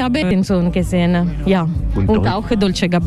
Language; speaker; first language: German; non-native, learner; Italian